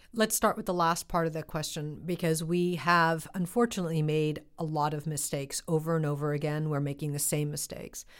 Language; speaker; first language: English; native; English